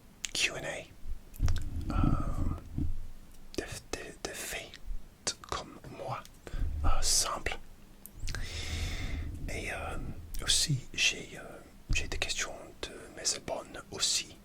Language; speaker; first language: French; non-native, learner; English